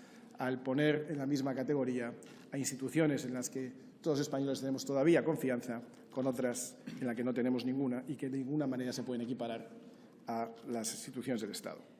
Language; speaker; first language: Spanish; native; Spanish